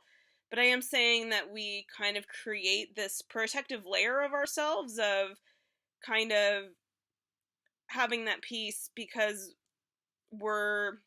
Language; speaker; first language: English; native; English